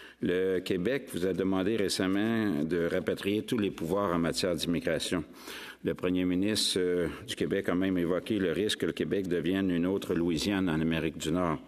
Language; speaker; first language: French; native; French